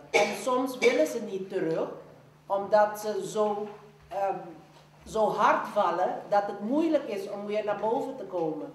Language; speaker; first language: Dutch; non-native, local second language; Papiamento